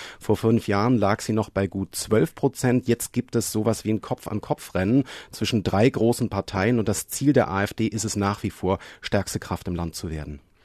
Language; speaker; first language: German; native; German